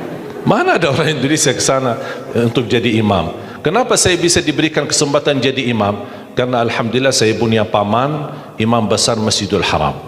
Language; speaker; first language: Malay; non-native, fluent; Arabic